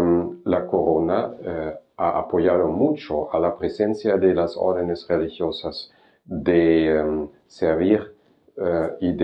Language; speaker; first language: Spanish; non-native, fluent; German